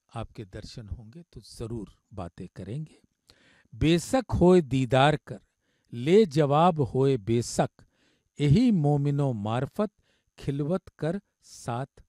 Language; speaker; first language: Hindi; native; Hindi